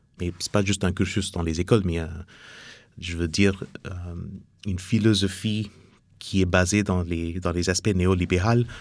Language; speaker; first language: French; non-native, fluent; English